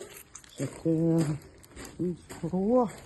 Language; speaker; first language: Danish; non-native, learner; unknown